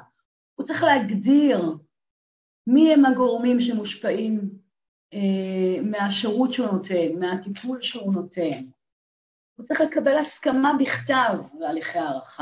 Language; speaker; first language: Hebrew; native; Hebrew